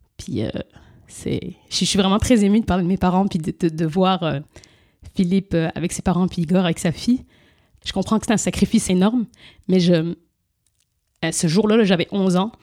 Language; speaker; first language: French; early bilingual, other home language; Lingala